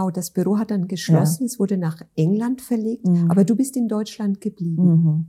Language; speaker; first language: German; native; German